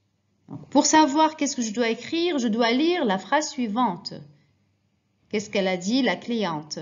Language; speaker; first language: French; non-native, fluent; Arabic